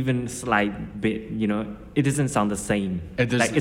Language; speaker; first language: English; non-native, fluent; Burmese